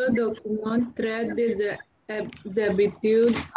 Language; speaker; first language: French; non-native, learner; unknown